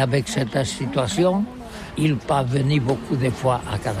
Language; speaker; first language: French; non-native, learner; Catalan